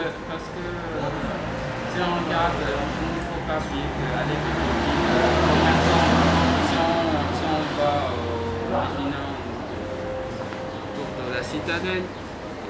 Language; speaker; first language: French; non-native, fluent; Arabic